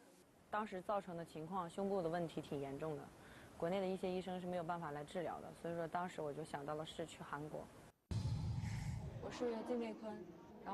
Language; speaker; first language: Chinese; native; Chinese